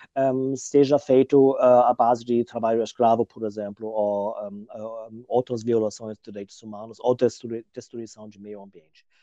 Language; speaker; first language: Portuguese; non-native, fluent; German